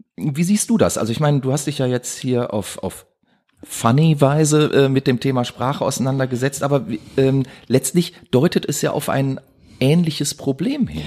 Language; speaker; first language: German; native; German